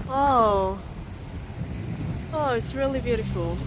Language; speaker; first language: English; non-native, fluent; Korean